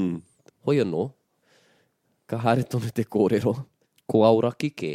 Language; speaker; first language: Māori; non-native, local second language; English